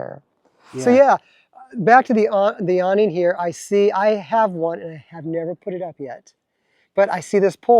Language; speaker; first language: English; native; English